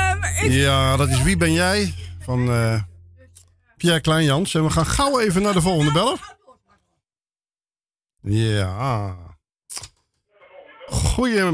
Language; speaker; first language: Dutch; native; Dutch